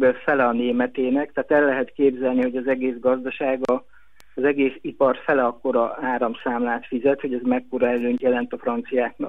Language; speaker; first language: Hungarian; native; Hungarian